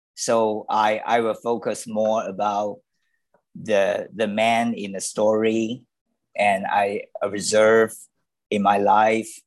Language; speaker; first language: English; non-native, learner; Chinese